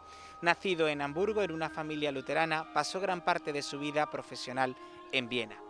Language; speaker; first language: Spanish; native; Spanish